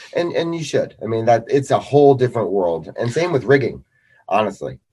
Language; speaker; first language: English; native; English